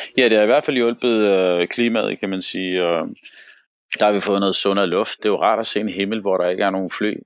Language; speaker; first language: Danish; early bilingual, other home language; Arabic